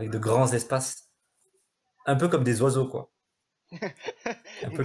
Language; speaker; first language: French; native; French